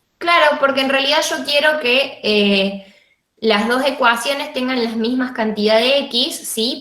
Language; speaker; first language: Spanish; native; Spanish